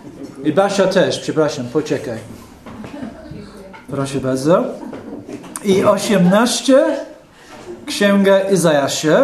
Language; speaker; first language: Polish; non-native, fluent; English